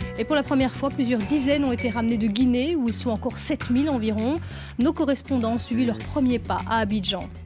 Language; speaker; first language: French; native; French